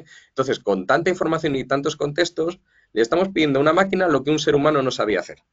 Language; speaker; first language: Spanish; native; Spanish